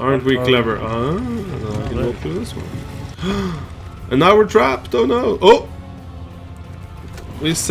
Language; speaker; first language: English; non-native, fluent; Norwegian